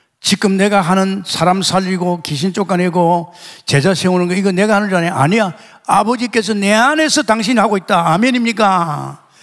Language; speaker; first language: Korean; native; Korean